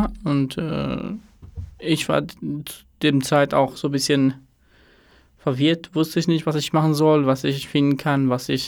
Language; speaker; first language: German; non-native, fluent; Romanian